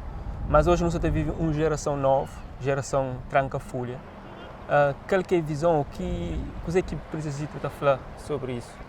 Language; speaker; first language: Portuguese; non-native, local second language; Kabuverdianu